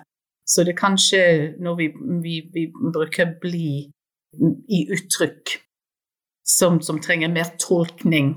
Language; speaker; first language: Norwegian; non-native, fluent; English